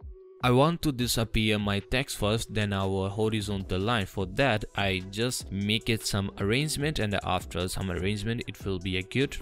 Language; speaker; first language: English; non-native, fluent; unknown